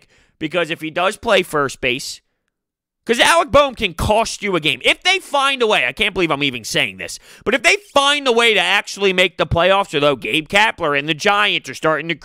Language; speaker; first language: English; native; English